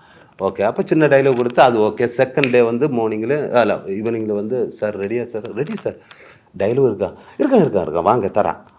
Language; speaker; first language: Tamil; non-native, learner; Malayalam